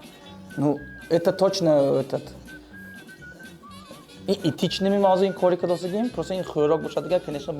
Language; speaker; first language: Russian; non-native, local second language; Tajik